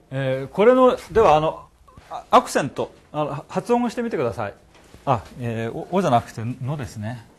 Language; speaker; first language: Japanese; non-native, fluent; Korean